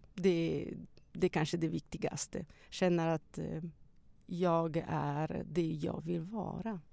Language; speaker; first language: Swedish; non-native, fluent; Italian